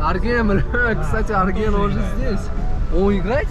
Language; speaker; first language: Russian; non-native, fluent; Uzbek